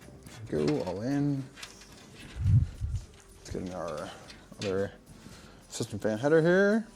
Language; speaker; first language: English; native; English